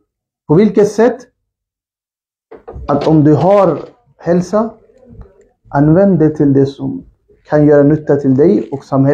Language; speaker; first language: Swedish; non-native, fluent; Urdu